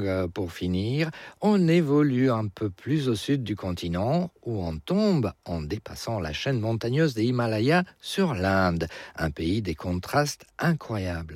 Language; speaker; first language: French; native; French